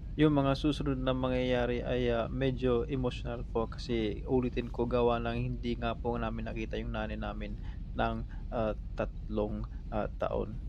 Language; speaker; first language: Filipino; non-native, local second language; Cebuano